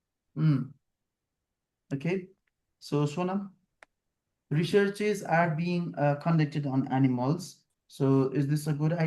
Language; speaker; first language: English; non-native, fluent; Nepali